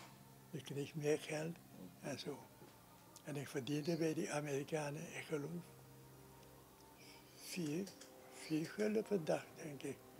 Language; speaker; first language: Dutch; non-native, local second language; Sranan Tongo